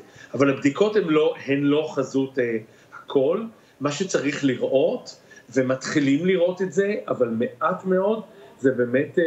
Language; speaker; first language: Hebrew; native; Hebrew